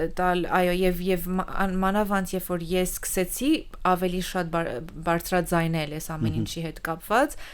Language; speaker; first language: Armenian; early bilingual, heritage; English